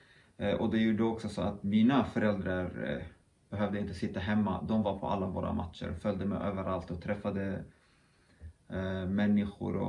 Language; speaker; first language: Swedish; early bilingual, other home language; Kurdish